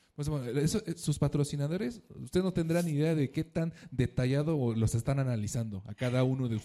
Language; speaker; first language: Spanish; native; Spanish